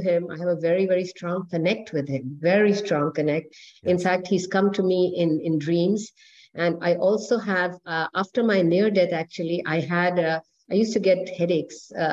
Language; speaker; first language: English; non-native, local second language; Hindi